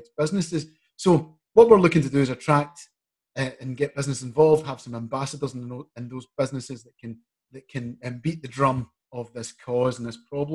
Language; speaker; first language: English; native; English